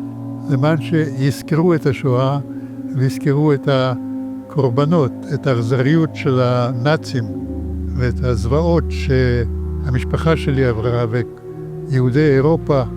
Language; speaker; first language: Hebrew; non-native, fluent; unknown